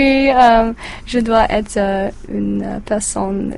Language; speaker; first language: French; non-native, learner; English